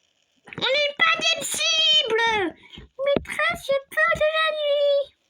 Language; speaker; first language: French; native; French